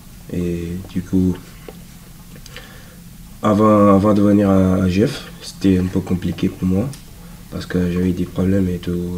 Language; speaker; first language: French; non-native, local second language; Wolof